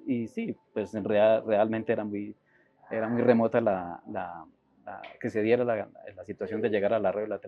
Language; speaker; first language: Spanish; native; Spanish